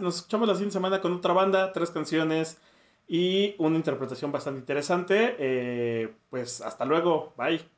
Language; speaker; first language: Spanish; native; Spanish